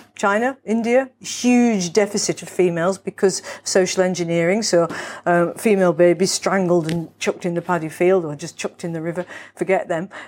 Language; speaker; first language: English; native; English